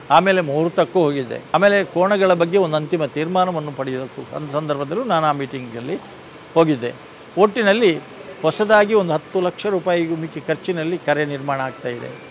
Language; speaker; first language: Kannada; non-native, local second language; Tulu